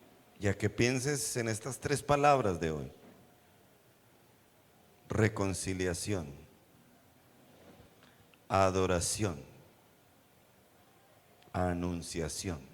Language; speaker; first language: Spanish; native; Spanish